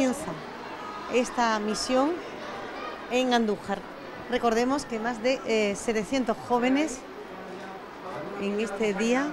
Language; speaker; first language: Spanish; native; Spanish